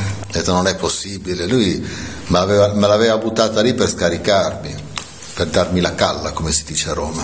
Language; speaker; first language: Italian; native; Italian